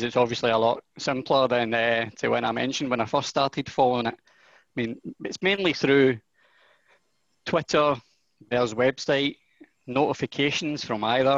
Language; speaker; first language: English; native; English